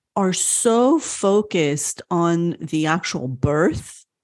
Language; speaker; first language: English; early bilingual, other home language; French